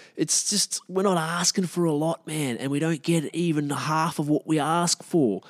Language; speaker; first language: English; native; English